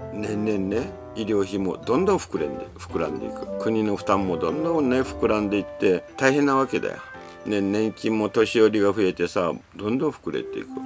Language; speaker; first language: Japanese; native; Japanese